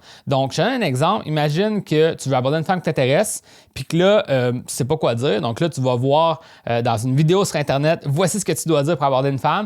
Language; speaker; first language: French; native; French